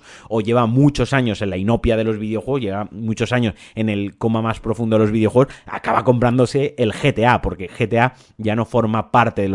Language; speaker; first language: Spanish; native; Spanish